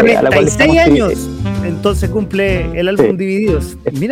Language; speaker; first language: Spanish; native; Spanish